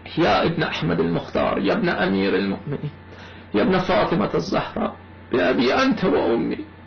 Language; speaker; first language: Arabic; non-native, fluent; Persian